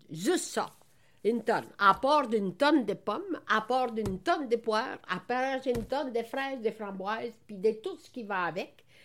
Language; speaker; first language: French; non-native, fluent; Italian